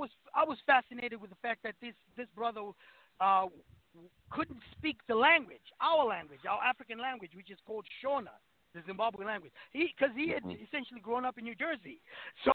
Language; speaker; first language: English; non-native, local second language; Shona